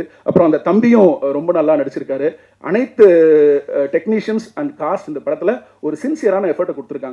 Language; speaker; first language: Tamil; native; Tamil